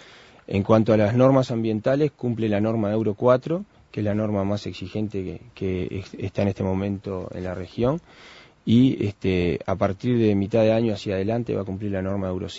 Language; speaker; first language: Spanish; native; Spanish